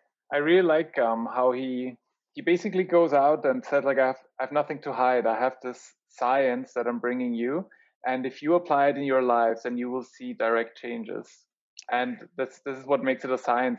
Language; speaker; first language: English; non-native, fluent; German